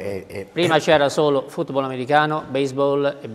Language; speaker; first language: Italian; native; Italian